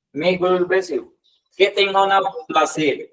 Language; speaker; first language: Spanish; non-native, fluent; Hindi